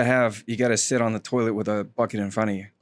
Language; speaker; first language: English; native; English